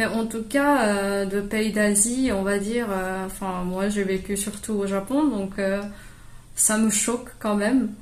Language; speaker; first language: French; non-native, fluent; Japanese